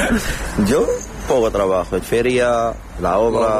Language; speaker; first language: Spanish; non-native, learner; Arabic